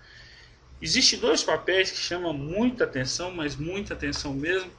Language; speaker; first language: Portuguese; native; Portuguese